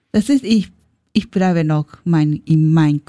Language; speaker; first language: German; non-native, learner; Japanese